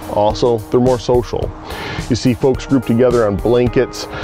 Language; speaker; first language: English; native; English